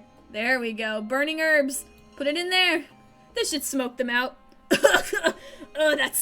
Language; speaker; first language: English; native; English